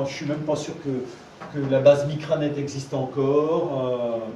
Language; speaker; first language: French; native; French